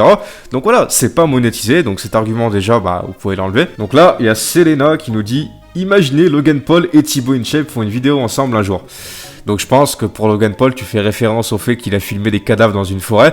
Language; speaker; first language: French; native; French